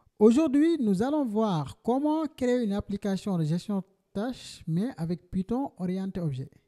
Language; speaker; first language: French; non-native, local second language; Wolof